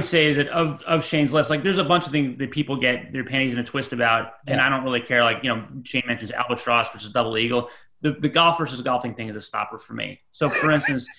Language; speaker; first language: English; native; English